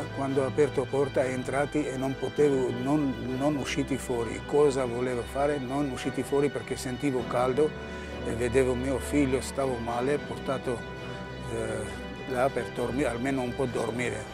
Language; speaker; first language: Italian; non-native, learner; Armenian